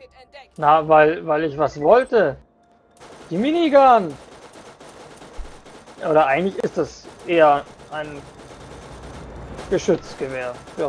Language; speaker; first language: German; native; German